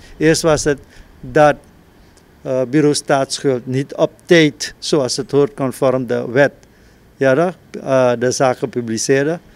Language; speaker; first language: Dutch; native; Dutch